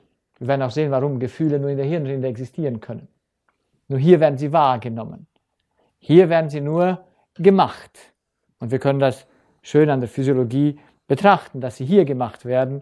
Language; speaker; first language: German; native; German